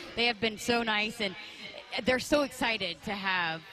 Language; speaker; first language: English; native; English